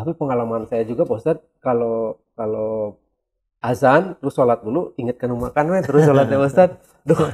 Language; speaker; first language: Indonesian; non-native, local second language; Sundanese